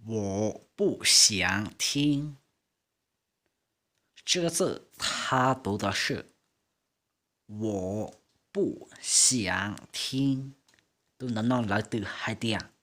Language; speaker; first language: Chinese; non-native, fluent; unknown